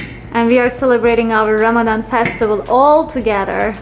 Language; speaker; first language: English; non-native, fluent; Turkish